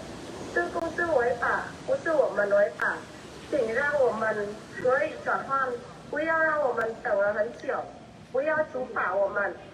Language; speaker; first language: Chinese; non-native, fluent; Vietnamese